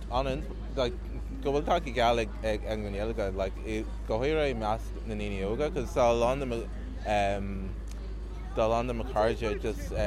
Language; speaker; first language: Irish; non-native, local second language; English